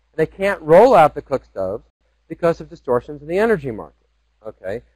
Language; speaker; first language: English; native; English